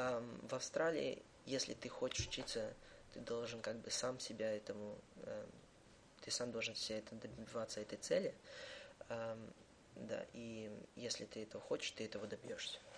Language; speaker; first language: Russian; early bilingual, heritage; Russian